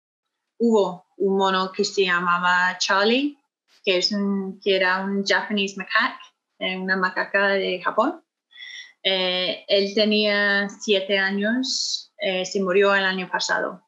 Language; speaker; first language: Spanish; non-native, fluent; English